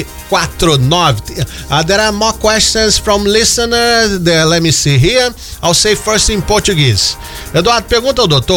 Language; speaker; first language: English; non-native, fluent; Portuguese